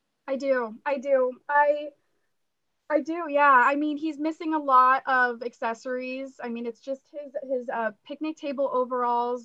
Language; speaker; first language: English; native; English